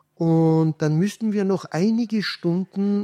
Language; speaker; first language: German; non-native, fluent; Kurdish